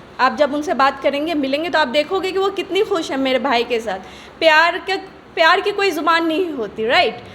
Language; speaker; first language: Hindi; native; Hindi